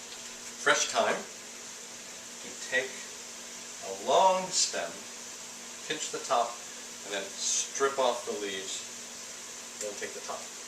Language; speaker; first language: English; native; English